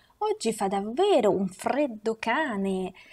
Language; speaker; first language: Italian; non-native, fluent; Russian